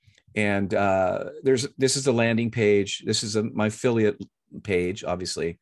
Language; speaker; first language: English; native; English